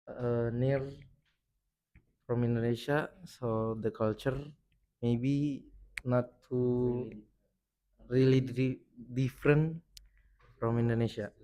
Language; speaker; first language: English; non-native, learner; Indonesian